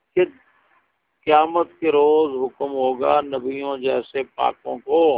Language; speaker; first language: Urdu; non-native, local second language; Punjabi